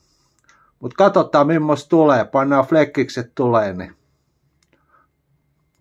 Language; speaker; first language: Finnish; native; Finnish